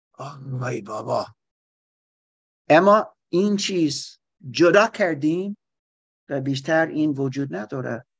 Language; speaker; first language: Persian; non-native, learner; German